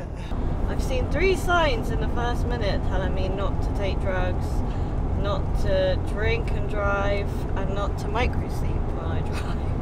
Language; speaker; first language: English; native; English